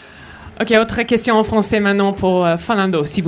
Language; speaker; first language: French; non-native, fluent; English